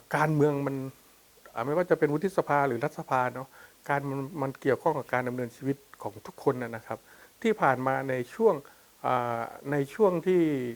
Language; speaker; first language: Thai; native; Thai